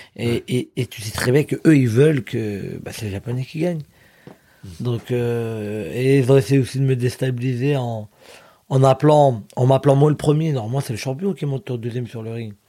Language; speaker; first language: French; native; French